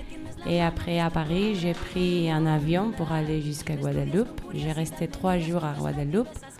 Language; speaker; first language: French; non-native, fluent; Spanish